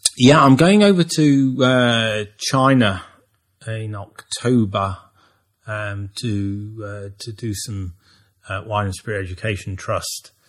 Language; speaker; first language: English; native; English